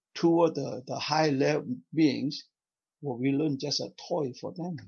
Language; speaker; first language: English; non-native, fluent; Vietnamese